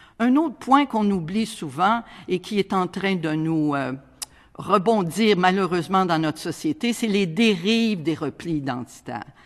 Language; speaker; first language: French; native; French